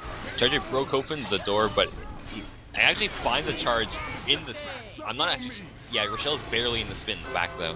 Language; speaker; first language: English; native; English